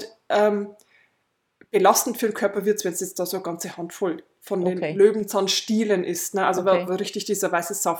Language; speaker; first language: German; native; German